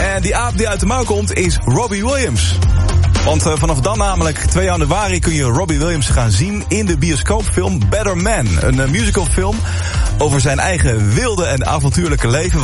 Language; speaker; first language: Dutch; native; Dutch